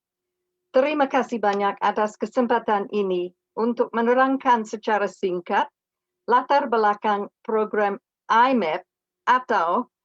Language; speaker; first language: Indonesian; non-native, fluent; English